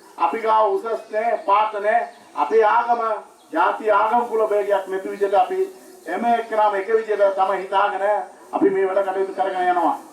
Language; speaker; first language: Sinhala; non-native, local second language; Tamil